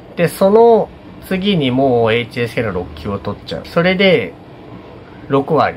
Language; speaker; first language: Japanese; native; Japanese